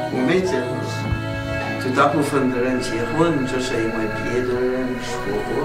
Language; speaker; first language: Chinese; non-native, learner; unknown